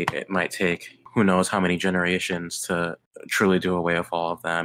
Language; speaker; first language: English; native; English